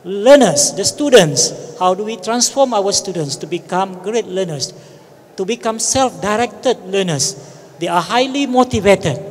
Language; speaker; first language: English; non-native, local second language; Malay